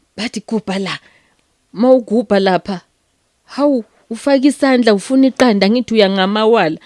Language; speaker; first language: Zulu; native; Zulu